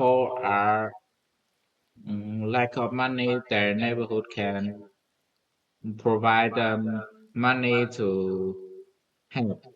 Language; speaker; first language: English; non-native, learner; Vietnamese